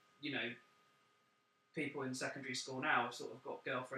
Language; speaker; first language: English; native; English